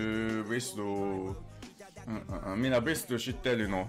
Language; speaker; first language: Japanese; non-native, learner; English